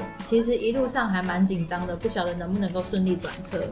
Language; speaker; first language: Chinese; native; Chinese